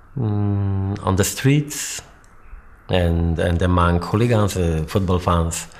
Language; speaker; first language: English; non-native, fluent; Polish